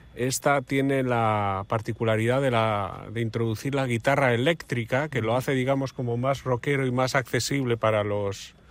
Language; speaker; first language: Spanish; native; Spanish